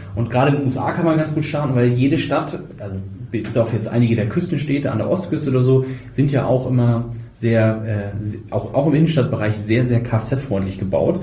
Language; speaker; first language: German; native; German